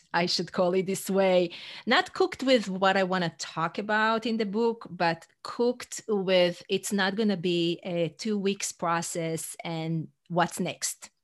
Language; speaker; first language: English; non-native, fluent; Hebrew